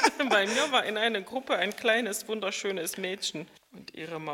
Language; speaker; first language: German; non-native, fluent; Czech